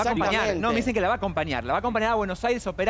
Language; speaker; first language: Spanish; native; Spanish